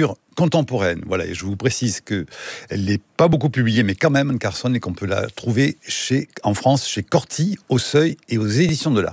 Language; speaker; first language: French; native; French